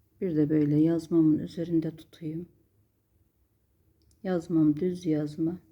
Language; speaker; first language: Turkish; native; Turkish